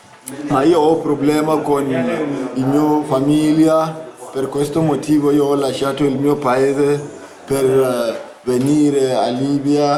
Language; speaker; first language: Italian; non-native, learner; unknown